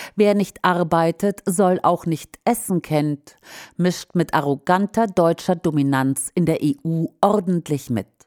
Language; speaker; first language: German; native; German